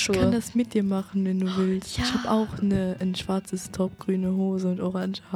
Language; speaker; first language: German; native; German